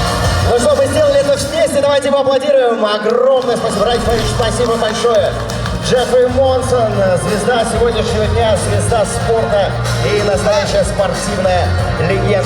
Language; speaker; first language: Russian; native; Russian